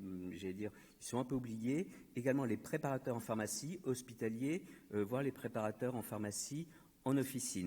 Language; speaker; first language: French; native; French